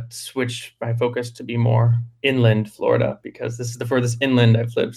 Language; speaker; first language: English; native; English